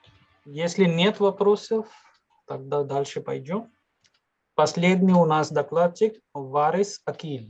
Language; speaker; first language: Russian; non-native, fluent; Hindi